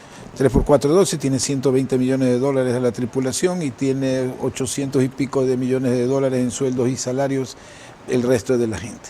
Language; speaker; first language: Spanish; native; Spanish